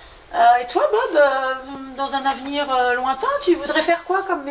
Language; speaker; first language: French; native; French